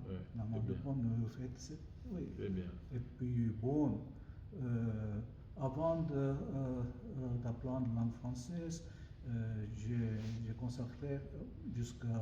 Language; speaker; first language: French; non-native, learner; Japanese